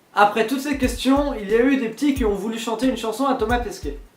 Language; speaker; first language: French; native; French